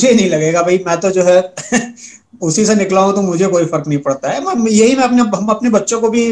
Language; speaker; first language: Hindi; native; Hindi